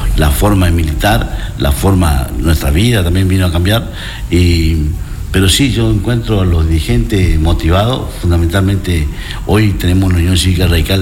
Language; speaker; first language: Spanish; native; Spanish